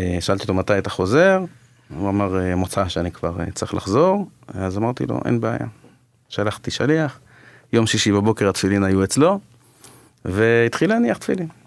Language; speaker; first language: Hebrew; native; Hebrew